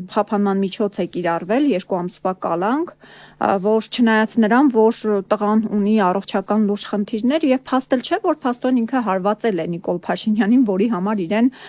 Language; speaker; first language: Armenian; native; Armenian